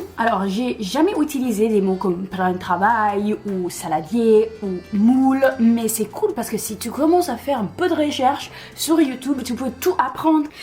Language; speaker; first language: French; non-native, fluent; English